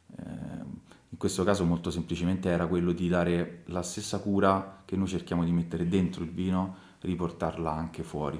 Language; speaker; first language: Italian; native; Italian